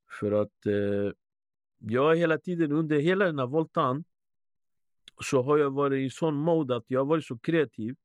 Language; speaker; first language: Swedish; early bilingual, other home language; Spanish